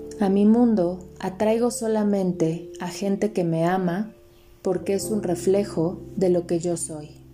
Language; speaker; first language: Spanish; native; Spanish